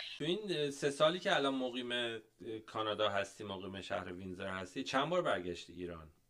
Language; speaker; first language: Persian; native; Persian